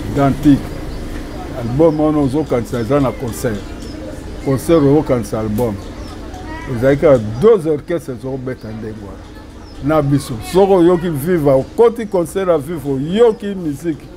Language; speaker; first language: Lingala; native; Lingala